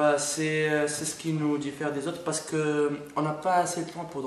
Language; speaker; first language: French; non-native, local second language; Arabic